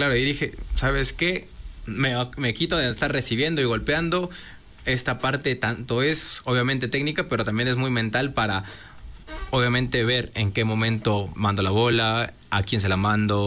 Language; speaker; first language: Spanish; native; Spanish